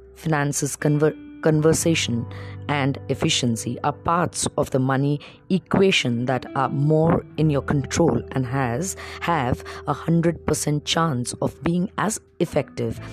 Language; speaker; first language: English; non-native, local second language; Marathi